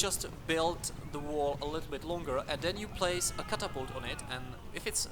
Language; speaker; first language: English; non-native, fluent; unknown